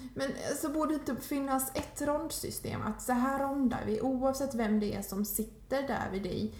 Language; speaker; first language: Swedish; early bilingual, other home language; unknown